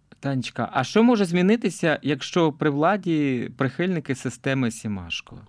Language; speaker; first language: Ukrainian; native; Ukrainian